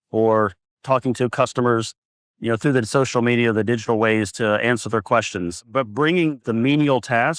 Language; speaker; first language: English; native; English